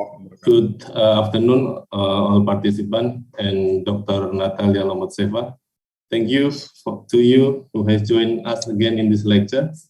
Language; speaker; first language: English; non-native, fluent; Indonesian